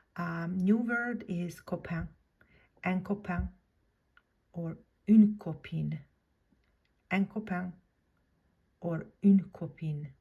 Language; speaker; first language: French; non-native, fluent; English